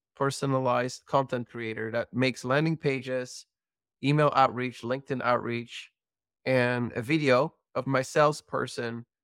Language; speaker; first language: English; non-native, fluent; Dutch